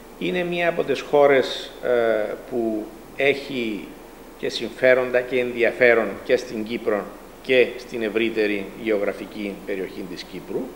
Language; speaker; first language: Greek; native; Greek